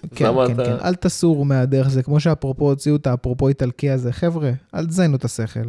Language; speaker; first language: Hebrew; early bilingual, heritage; Hebrew